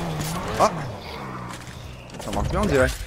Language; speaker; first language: French; native; French